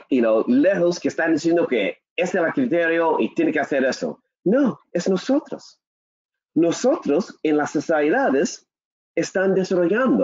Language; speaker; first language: Spanish; non-native, learner; English